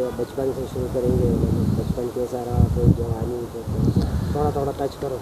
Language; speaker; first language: Urdu; non-native, local second language; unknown